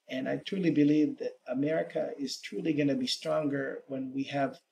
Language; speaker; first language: English; native; English